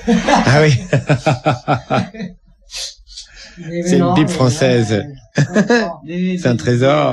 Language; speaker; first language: French; native; French